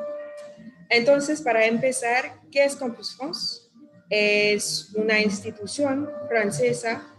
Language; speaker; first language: Spanish; non-native, fluent; French